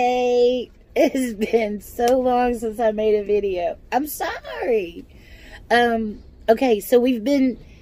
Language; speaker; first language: English; native; English